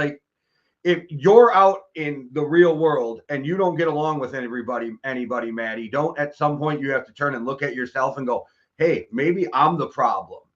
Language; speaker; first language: English; native; English